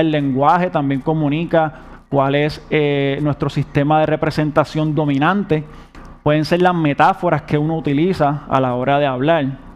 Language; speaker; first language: Spanish; native; Spanish